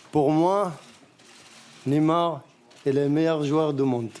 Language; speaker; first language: French; non-native, learner; Arabic